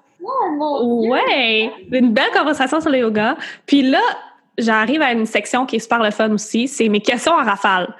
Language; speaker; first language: French; native; French